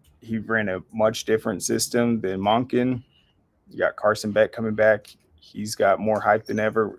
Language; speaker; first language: English; native; English